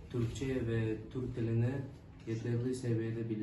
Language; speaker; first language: Turkish; non-native, learner; Uzbek